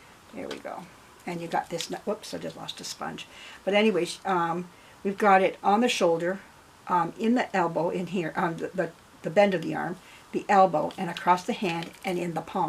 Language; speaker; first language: English; native; English